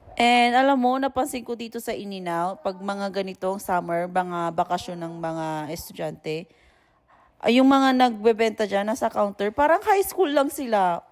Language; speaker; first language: Filipino; native; Filipino